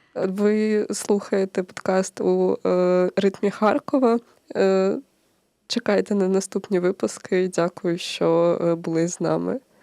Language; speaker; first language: Ukrainian; native; Ukrainian